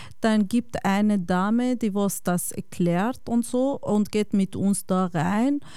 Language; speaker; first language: German; non-native, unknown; Kurdish